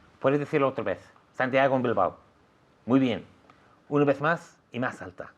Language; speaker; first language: Spanish; non-native, fluent; English